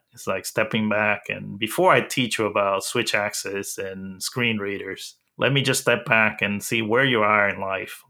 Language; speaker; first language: English; early bilingual, other home language; Spanish